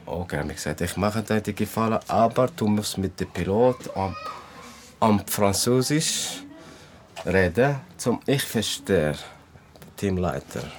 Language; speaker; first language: German; non-native, learner; Arabic